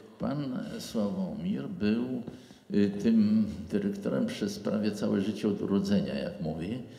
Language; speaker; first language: Polish; native; Polish